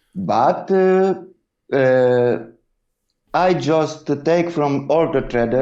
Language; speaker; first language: English; non-native, learner; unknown